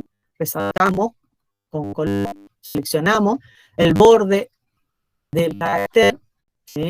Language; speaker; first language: Spanish; native; Spanish